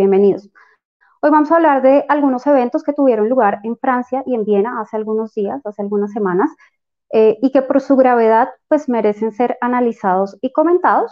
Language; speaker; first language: Spanish; native; Spanish